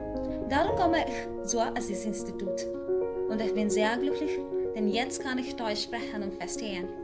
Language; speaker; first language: German; non-native, learner; Malayalam